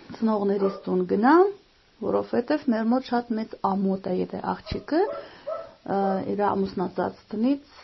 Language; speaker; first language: Armenian; non-native, fluent; Uzbek